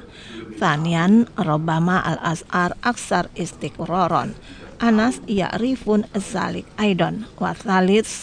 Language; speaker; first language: Arabic; non-native, fluent; Indonesian